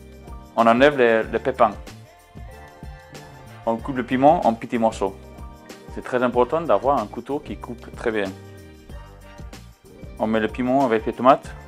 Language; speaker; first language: French; non-native, learner; English